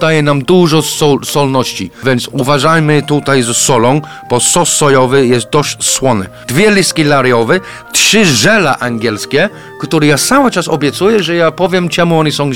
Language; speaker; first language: Polish; non-native, fluent; English